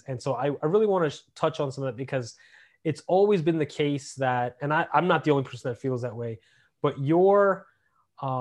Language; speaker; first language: English; native; English